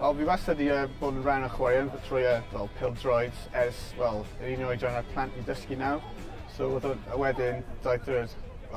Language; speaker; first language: Welsh; non-native, local second language; English